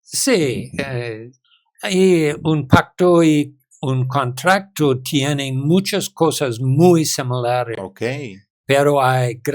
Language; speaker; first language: Spanish; non-native, learner; English